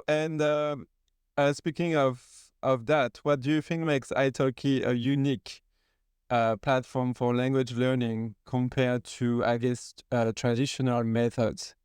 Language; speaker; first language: English; non-native, fluent; French